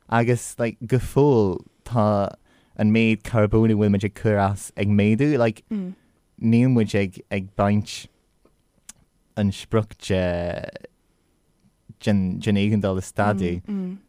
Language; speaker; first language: Irish; non-native, local second language; English